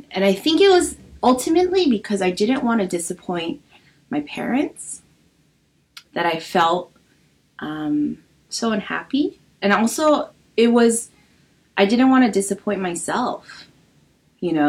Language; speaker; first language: English; native; English